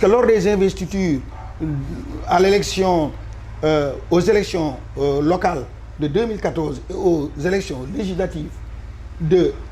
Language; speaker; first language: French; non-native, local second language; Wolof